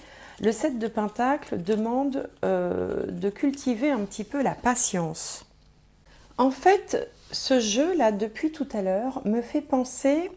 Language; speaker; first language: French; native; French